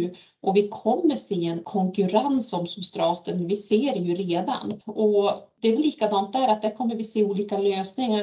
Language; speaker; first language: Swedish; native; Swedish